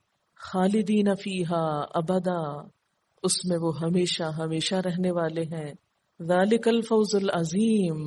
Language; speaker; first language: Urdu; native; Urdu